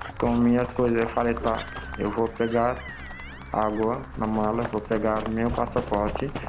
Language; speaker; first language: Portuguese; non-native, fluent; Wolof